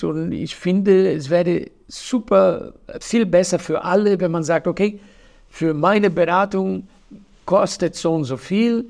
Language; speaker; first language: German; non-native, fluent; Portuguese